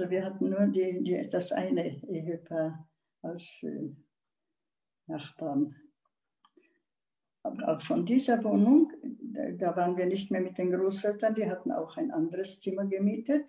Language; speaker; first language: German; non-native, local second language; Czech